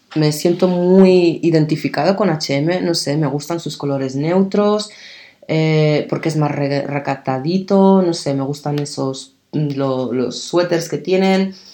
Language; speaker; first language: Spanish; early bilingual, other home language; Arabic